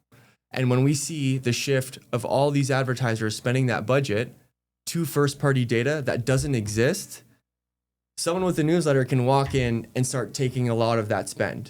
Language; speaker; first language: English; native; English